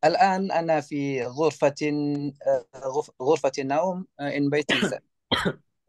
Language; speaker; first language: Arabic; non-native, learner; Indonesian